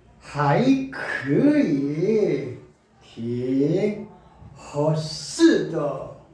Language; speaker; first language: Korean; native; Korean